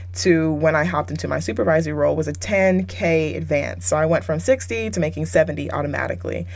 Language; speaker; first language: English; native; English